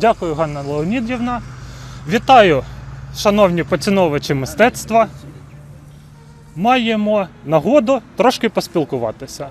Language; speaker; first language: Ukrainian; native; Ukrainian